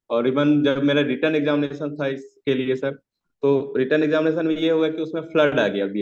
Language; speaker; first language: Hindi; native; Hindi